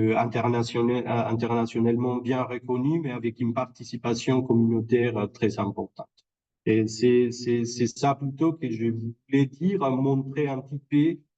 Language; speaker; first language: French; non-native, fluent; Spanish